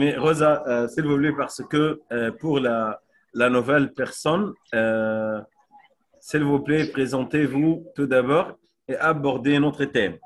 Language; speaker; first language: French; non-native, fluent; Arabic